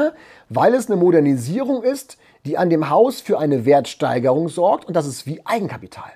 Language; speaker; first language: German; native; German